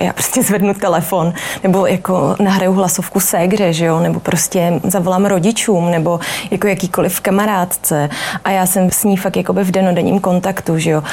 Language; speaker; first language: Czech; native; Czech